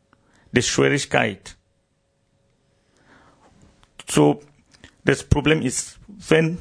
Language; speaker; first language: German; non-native, learner; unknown